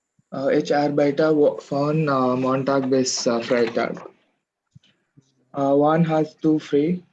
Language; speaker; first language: German; non-native, learner; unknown